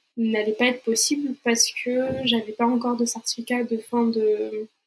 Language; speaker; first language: French; non-native, fluent; Portuguese